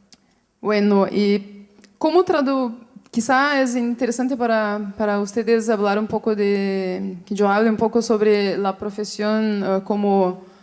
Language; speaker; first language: Spanish; non-native, fluent; Portuguese